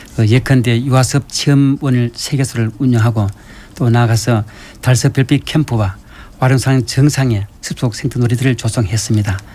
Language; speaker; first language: Korean; native; Korean